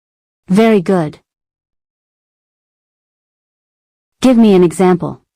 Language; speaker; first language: English; non-native, fluent; Arabic